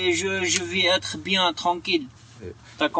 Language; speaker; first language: French; non-native, learner; Arabic